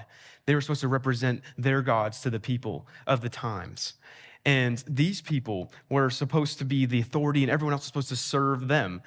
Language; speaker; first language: English; native; English